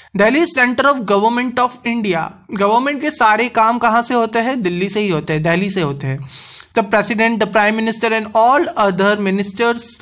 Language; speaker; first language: Hindi; non-native, local second language; Gujarati